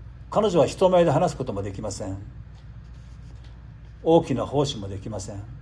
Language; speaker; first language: Japanese; native; Japanese